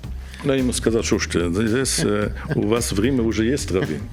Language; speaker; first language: Russian; non-native, fluent; German